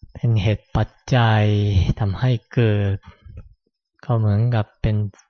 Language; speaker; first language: Thai; non-native, fluent; Japanese